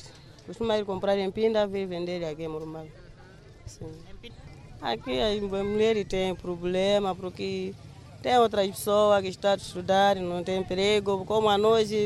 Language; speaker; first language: Portuguese; non-native, local second language; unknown